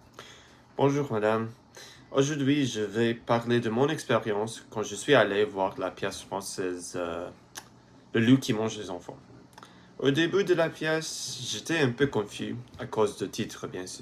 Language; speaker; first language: French; non-native, learner; English